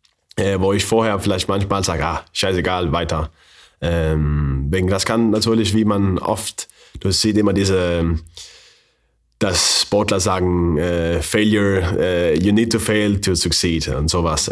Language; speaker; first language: German; non-native, learner; Faroese